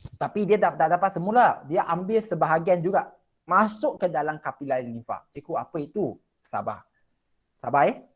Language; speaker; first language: Malay; non-native, local second language; Chinese